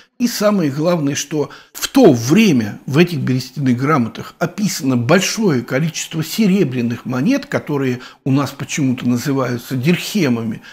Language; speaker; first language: Russian; native; Russian